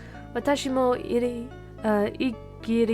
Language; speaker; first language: Japanese; non-native, learner; English